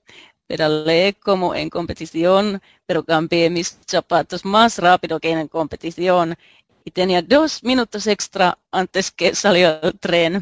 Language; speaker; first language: Spanish; non-native, learner; Finnish